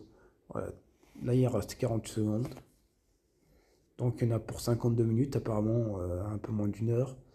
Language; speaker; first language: French; native; French